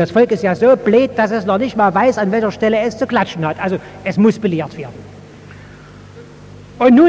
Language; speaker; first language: German; native; German